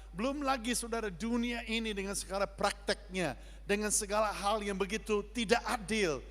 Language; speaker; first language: Indonesian; non-native, fluent; English